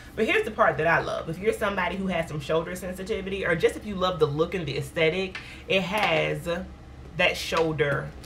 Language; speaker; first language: English; native; English